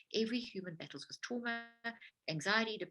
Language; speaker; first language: English; native; English